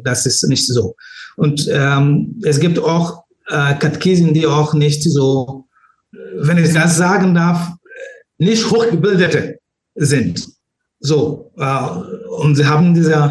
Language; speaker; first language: German; non-native, learner; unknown